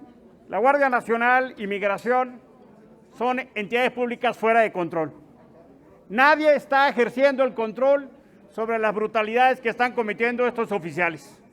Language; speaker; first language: Spanish; native; Spanish